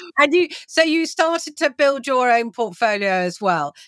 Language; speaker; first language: English; non-native, fluent; Italian